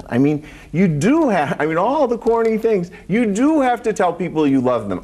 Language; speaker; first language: English; native; English